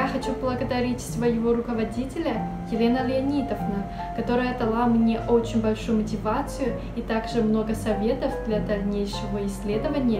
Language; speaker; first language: Russian; non-native, fluent; Chinese